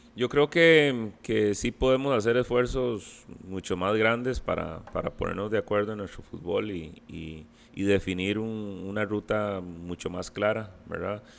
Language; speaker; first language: Spanish; native; Spanish